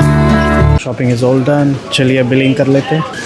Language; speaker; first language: Hindi; native; Hindi